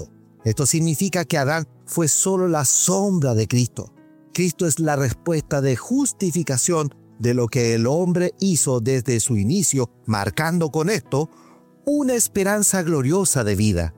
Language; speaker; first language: Spanish; native; Spanish